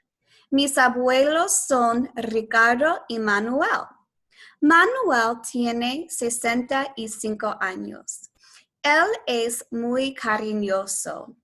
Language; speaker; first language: Spanish; non-native, fluent; English